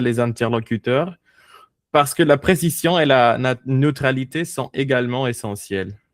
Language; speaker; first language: French; non-native, fluent; Spanish